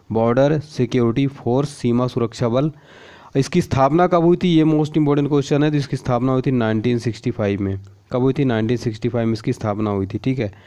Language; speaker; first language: Hindi; native; Hindi